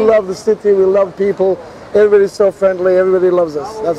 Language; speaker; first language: English; non-native, fluent; Serbian